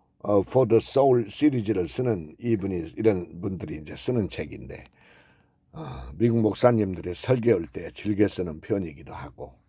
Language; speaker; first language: Korean; native; Korean